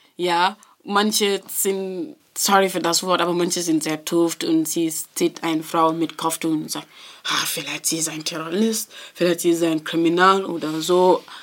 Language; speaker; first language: German; non-native, learner; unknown